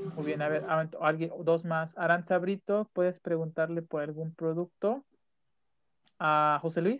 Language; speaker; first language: Spanish; native; Spanish